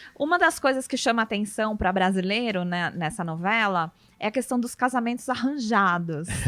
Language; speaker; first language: Portuguese; native; Portuguese